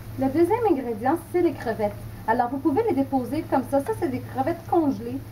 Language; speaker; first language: French; non-native, fluent; Portuguese